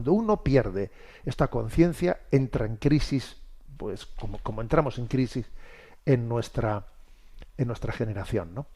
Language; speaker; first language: Spanish; native; Spanish